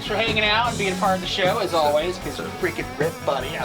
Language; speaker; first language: English; native; English